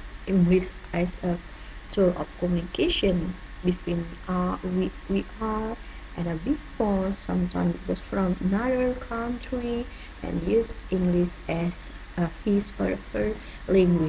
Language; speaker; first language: English; non-native, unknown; Indonesian